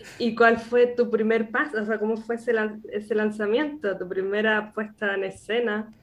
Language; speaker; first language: Spanish; native; Spanish